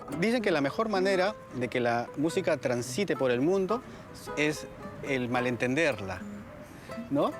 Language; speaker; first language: Spanish; native; Spanish